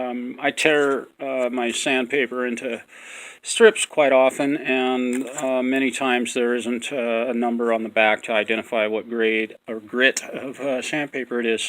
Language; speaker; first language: English; native; English